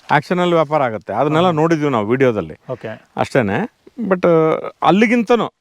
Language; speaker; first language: Kannada; native; Kannada